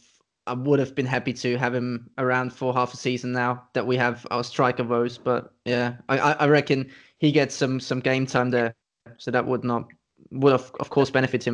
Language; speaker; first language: English; non-native, fluent; German